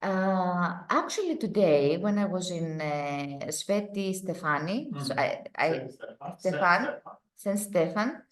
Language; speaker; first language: English; non-native, fluent; Greek